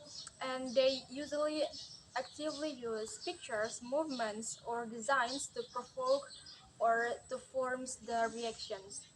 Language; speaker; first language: English; non-native, learner; Indonesian